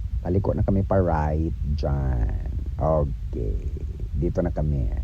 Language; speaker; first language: Filipino; non-native, local second language; Cebuano